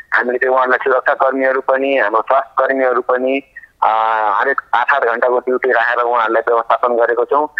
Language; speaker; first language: Nepali; non-native, local second language; Maithili